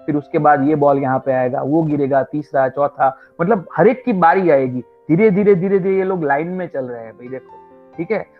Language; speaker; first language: Hindi; non-native, local second language; Gujarati